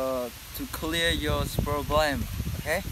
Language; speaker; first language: English; non-native, learner; Khmer